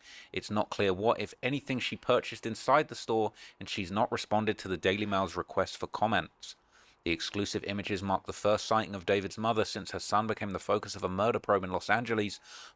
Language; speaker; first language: English; native; English